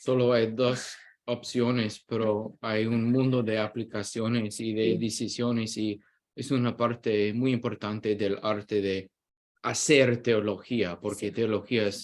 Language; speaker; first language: Spanish; non-native, fluent; English